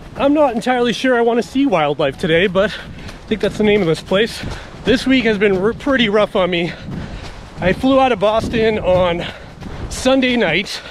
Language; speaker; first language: English; native; English